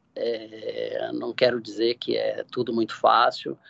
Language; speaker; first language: Portuguese; native; Portuguese